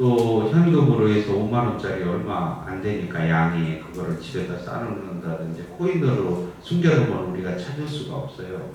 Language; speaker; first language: Korean; native; Korean